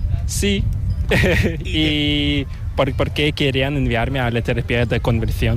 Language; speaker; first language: Spanish; non-native, fluent; Korean